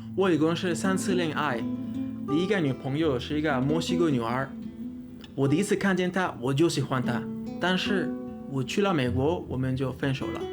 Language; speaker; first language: Chinese; non-native, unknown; Spanish